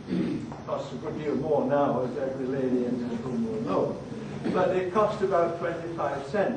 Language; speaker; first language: English; native; English